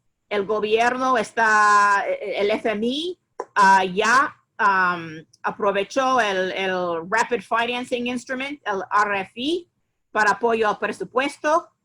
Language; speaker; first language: Spanish; non-native, fluent; English